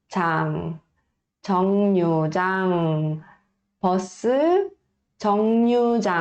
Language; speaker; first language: Korean; early bilingual, heritage; Korean